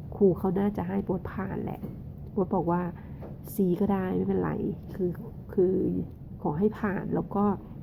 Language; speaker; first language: Thai; native; Thai